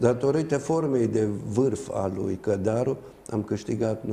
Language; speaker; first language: Romanian; native; Romanian